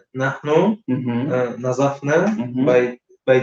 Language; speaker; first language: Arabic; non-native, learner; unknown